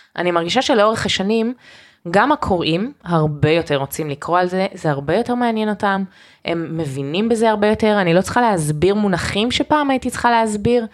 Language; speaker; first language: Hebrew; early bilingual, heritage; Hebrew